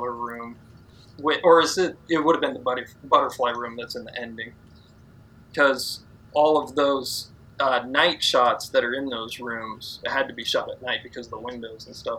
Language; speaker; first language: English; native; English